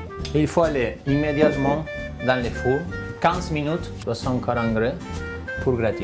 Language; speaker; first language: French; non-native, fluent; Spanish